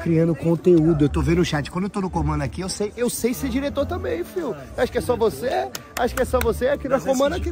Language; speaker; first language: Portuguese; native; Portuguese